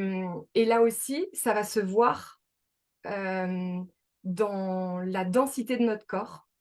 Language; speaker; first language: French; native; French